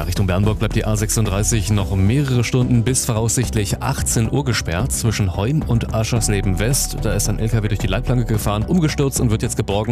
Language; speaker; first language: German; native; German